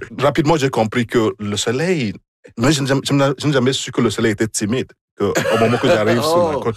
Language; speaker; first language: French; non-native, fluent; Igbo